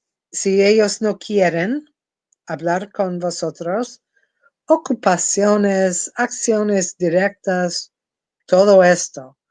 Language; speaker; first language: Spanish; non-native, fluent; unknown